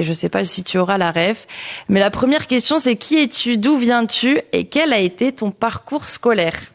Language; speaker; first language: French; native; French